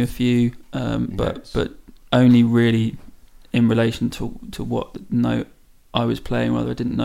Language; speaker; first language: English; native; English